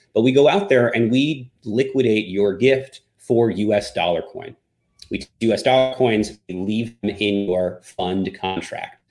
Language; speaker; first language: English; native; English